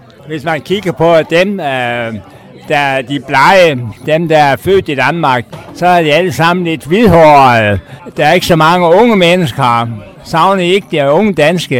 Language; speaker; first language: Danish; native; Danish